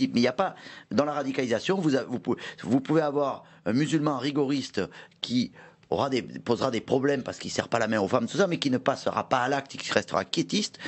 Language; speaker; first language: French; native; French